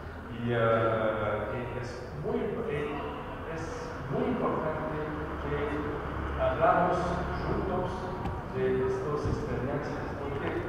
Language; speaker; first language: Spanish; non-native, learner; French